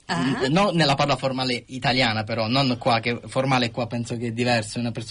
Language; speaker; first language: Italian; native; Italian